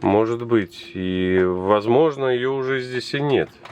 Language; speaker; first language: Russian; native; Russian